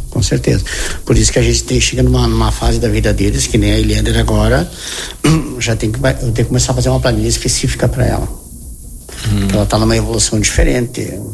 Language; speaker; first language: Portuguese; native; Portuguese